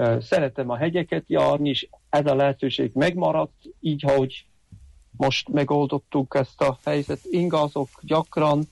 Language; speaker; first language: Hungarian; non-native, fluent; Swiss German